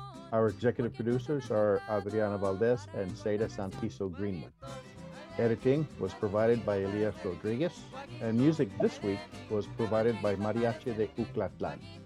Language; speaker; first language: English; early bilingual, other home language; Spanish